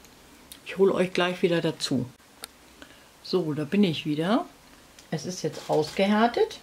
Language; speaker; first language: German; native; German